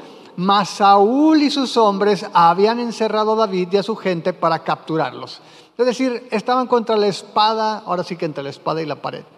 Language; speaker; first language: Spanish; native; Spanish